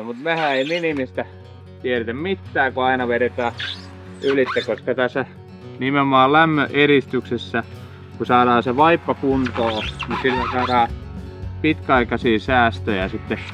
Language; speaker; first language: Finnish; native; Finnish